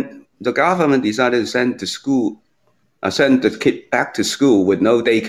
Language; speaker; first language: English; non-native, local second language; Cantonese